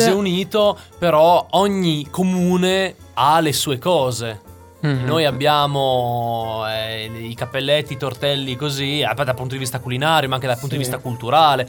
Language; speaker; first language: Italian; native; Italian